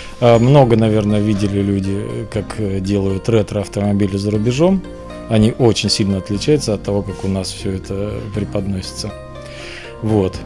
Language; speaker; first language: Russian; native; Russian